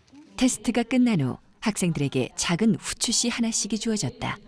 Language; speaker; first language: Korean; native; Korean